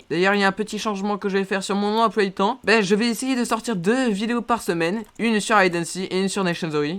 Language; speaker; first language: French; native; French